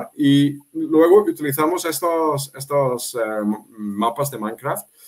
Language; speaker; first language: Spanish; non-native, fluent; Swedish